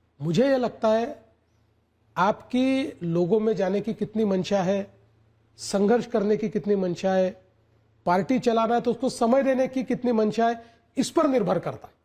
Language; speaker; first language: Hindi; non-native, local second language; Marathi